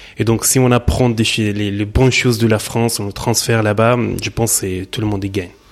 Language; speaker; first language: French; non-native, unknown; Arabic